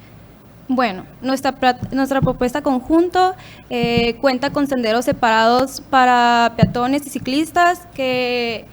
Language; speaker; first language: Spanish; native; Spanish